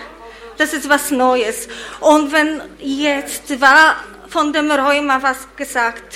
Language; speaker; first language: German; non-native, learner; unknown